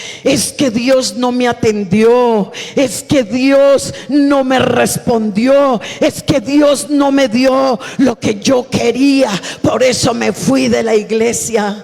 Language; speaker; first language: Spanish; native; Spanish